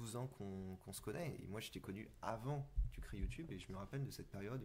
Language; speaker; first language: French; native; French